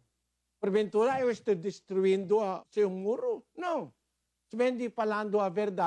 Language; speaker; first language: Portuguese; non-native, learner; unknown